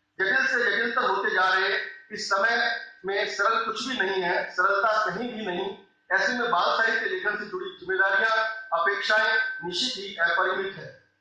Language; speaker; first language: Hindi; non-native, local second language; Rajasthani